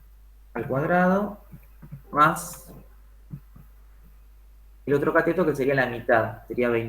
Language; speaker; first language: Spanish; native; Spanish